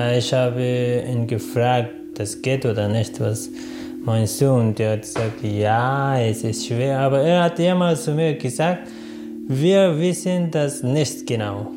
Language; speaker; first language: German; non-native, learner; Persian